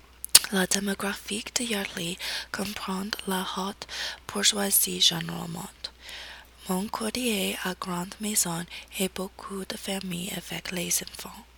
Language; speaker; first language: French; non-native, learner; English